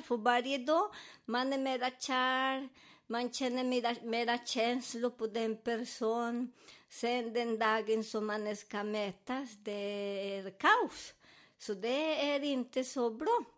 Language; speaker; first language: Swedish; non-native, learner; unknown